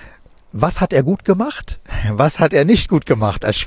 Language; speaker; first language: German; native; German